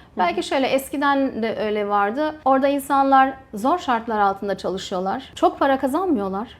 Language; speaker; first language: Turkish; early bilingual, heritage; Turkish